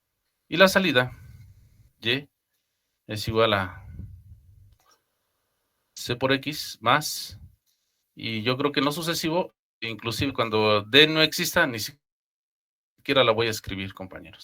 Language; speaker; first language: Spanish; native; Spanish